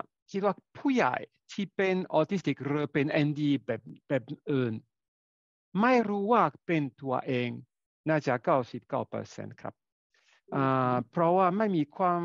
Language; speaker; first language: Thai; non-native, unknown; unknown